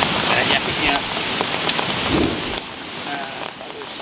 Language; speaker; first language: Indonesian; non-native, learner; English